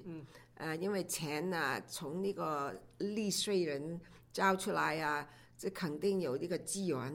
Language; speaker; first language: Chinese; non-native, local second language; Cantonese